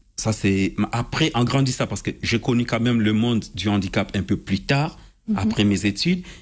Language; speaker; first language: French; non-native, local second language; Lingala